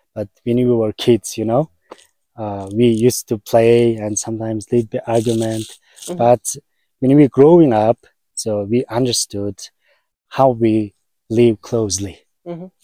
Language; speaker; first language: English; non-native, learner; Mongolian